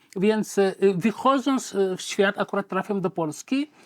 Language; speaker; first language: Polish; native; Polish